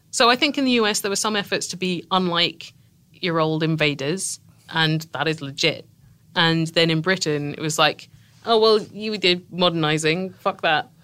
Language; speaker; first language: English; native; English